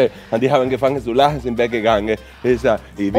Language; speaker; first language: German; non-native, fluent; Spanish